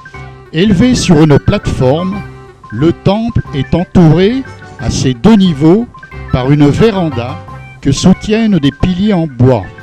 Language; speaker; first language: French; native; French